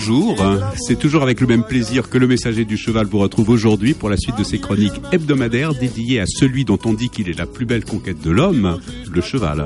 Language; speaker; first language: French; native; French